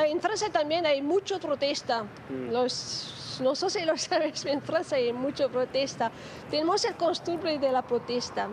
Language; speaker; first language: Spanish; non-native, learner; French